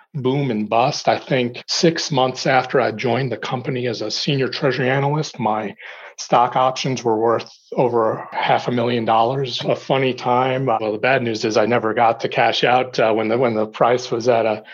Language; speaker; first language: English; native; English